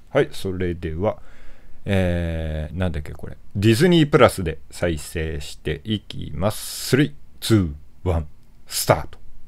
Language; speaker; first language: Japanese; native; Japanese